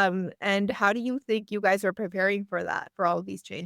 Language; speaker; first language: English; native; English